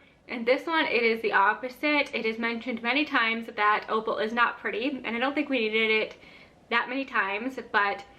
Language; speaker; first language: English; native; English